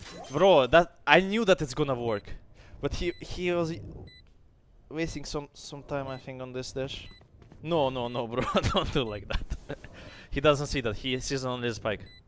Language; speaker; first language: English; non-native, fluent; Russian